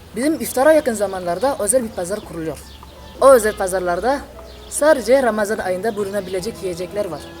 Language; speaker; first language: Turkish; non-native, fluent; Indonesian